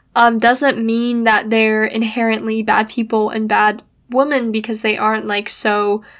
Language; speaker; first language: English; native; English